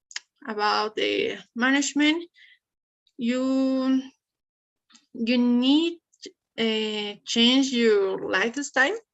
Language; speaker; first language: English; non-native, learner; Spanish